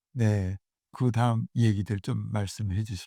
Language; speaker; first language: Korean; native; Korean